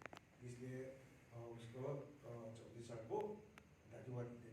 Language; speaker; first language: Hindi; non-native, local second language; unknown